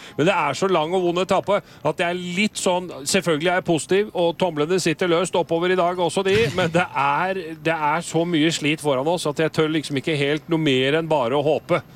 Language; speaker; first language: Norwegian; native; Norwegian